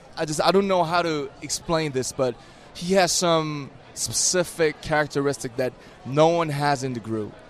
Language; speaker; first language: English; non-native, fluent; Korean